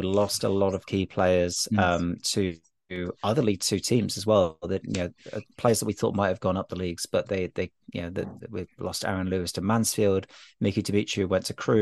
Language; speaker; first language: English; native; English